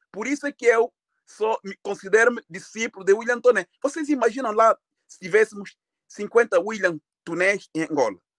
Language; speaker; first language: Portuguese; native; Portuguese